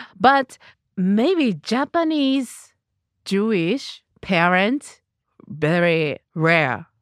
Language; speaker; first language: English; non-native, learner; Japanese